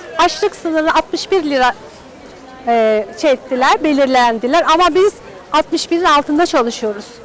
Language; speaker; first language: Turkish; non-native, local second language; Kurdish